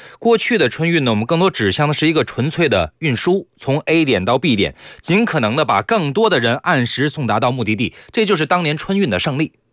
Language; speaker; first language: Chinese; native; Chinese